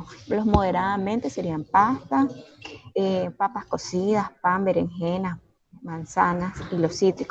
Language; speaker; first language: Spanish; native; Spanish